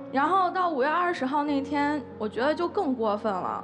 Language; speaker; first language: Chinese; native; Chinese